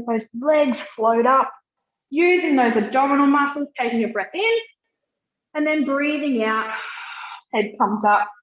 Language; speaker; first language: English; native; English